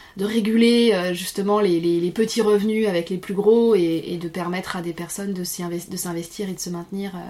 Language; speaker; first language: French; native; French